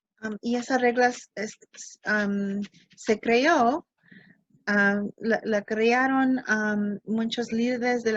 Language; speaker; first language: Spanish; early bilingual, heritage; English